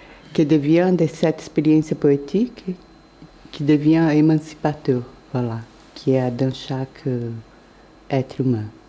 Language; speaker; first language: French; non-native, learner; Portuguese